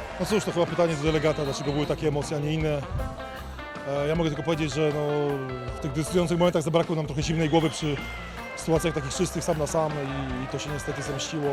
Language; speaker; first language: Polish; native; Polish